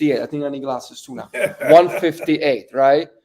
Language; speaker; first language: English; native; English